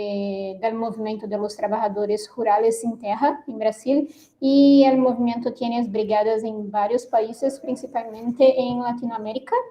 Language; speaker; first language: Spanish; non-native, fluent; Portuguese